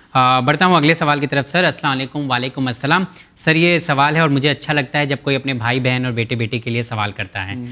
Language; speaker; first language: Hindi; native; Hindi